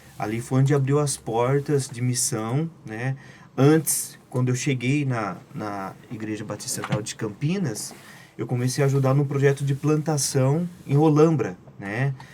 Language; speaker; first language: Portuguese; native; Portuguese